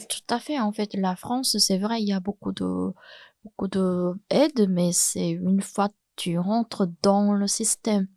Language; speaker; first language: French; non-native, fluent; Chinese